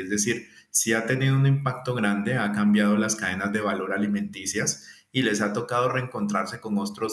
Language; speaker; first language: Spanish; native; Spanish